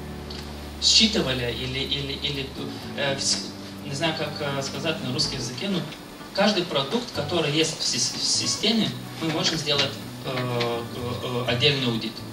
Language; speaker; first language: Russian; non-native, fluent; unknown